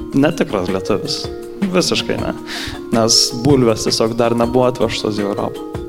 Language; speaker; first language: Lithuanian; early bilingual, heritage; Lithuanian